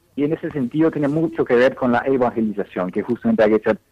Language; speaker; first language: Spanish; non-native, fluent; English